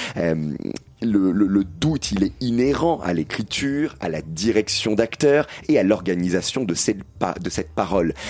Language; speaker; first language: French; native; French